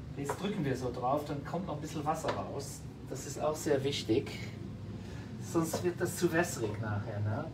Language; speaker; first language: German; non-native, local second language; Luxembourgish